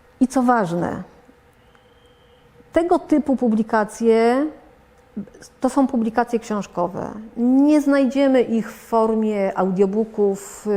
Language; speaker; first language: Polish; native; Polish